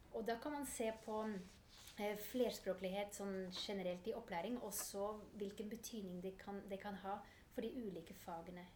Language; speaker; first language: Norwegian; non-native, fluent; Dutch